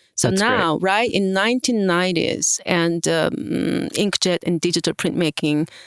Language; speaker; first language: English; non-native, fluent; Korean